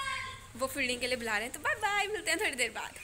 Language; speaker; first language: Hindi; native; Hindi